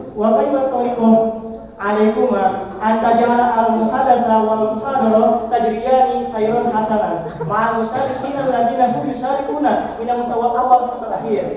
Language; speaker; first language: Arabic; non-native, learner; Indonesian